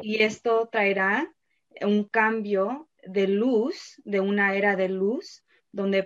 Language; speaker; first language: Spanish; early bilingual, heritage; Spanish